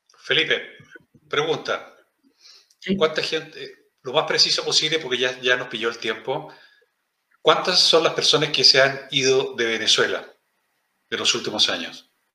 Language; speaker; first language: Spanish; native; Spanish